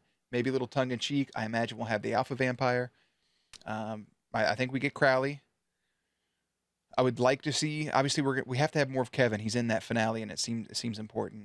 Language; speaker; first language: English; native; English